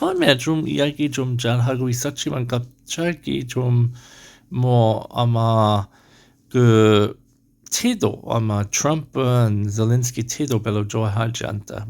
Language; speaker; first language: Korean; non-native, learner; English